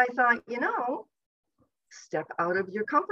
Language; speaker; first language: English; native; English